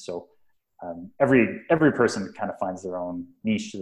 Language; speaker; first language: English; native; English